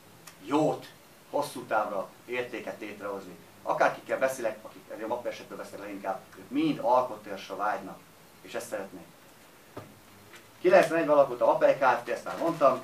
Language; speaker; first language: Hungarian; native; Hungarian